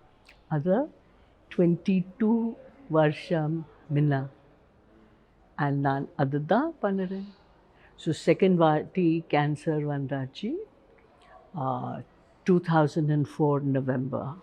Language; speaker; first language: Tamil; non-native, learner; Hindi